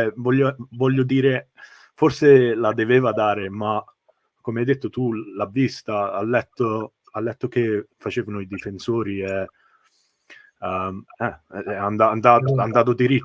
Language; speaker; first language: Italian; early bilingual, heritage; English